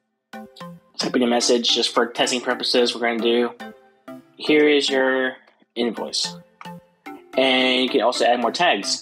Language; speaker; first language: English; native; English